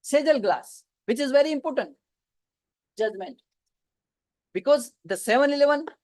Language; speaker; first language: English; non-native, local second language; Gujarati